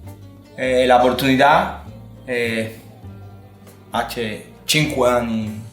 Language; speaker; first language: Italian; non-native, learner; Spanish